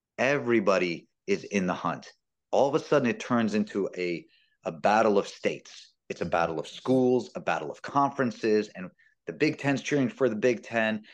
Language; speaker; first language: English; early bilingual, other home language; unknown